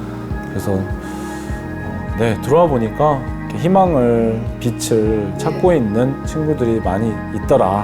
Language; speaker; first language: Korean; native; Korean